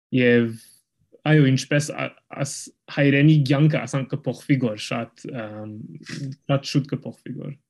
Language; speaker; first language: Armenian; early bilingual, heritage; Armenian